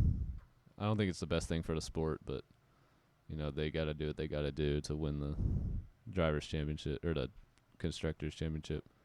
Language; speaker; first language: English; native; English